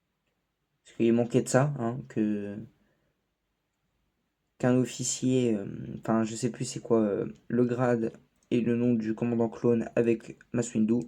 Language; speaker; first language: French; native; French